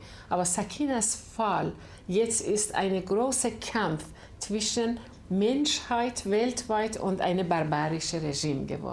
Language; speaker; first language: German; non-native, fluent; Persian